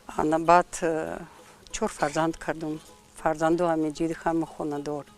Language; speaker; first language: Tajik; non-native, fluent; Russian